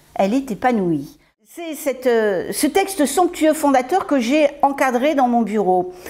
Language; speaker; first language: French; native; French